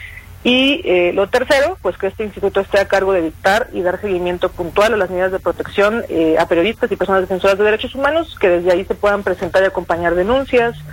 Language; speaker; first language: Spanish; native; Spanish